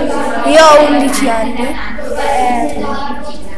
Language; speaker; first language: Italian; early bilingual, other home language; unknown